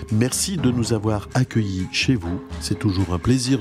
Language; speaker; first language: French; native; French